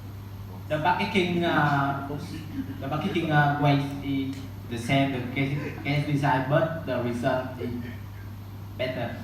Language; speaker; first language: English; non-native, learner; Vietnamese